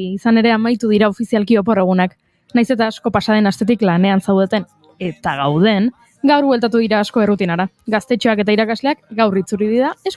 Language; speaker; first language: Basque; native; Basque